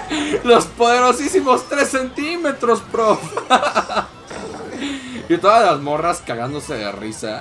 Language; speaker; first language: Spanish; native; Spanish